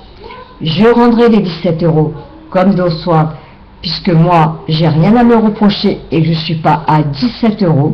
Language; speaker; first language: French; native; French